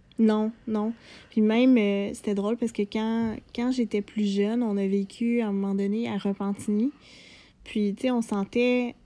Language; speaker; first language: French; native; French